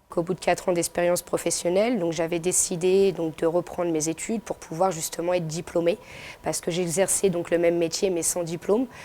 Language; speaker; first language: French; native; French